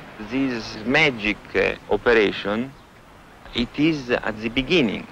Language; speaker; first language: English; non-native, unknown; Italian